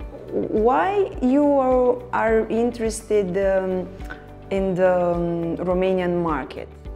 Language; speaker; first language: English; non-native, fluent; Romanian